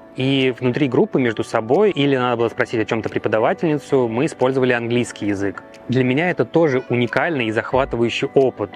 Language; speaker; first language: Russian; native; Russian